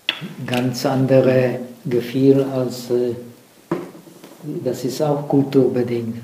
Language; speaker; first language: German; non-native, fluent; Czech